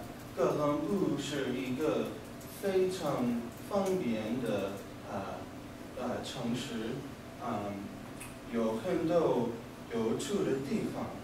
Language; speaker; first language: Chinese; non-native, learner; English